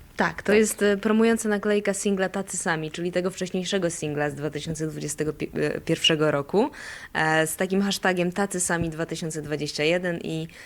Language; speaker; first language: Polish; native; Polish